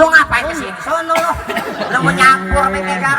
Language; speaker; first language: Indonesian; native; Indonesian